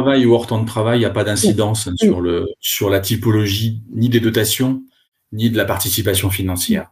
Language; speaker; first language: French; native; French